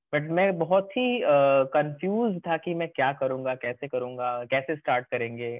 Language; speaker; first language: Hindi; native; Hindi